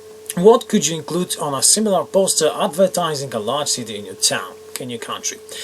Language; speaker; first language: English; non-native, fluent; Polish